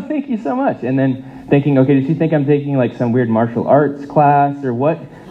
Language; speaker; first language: English; native; English